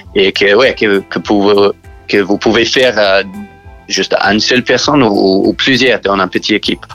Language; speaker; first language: French; non-native, learner; English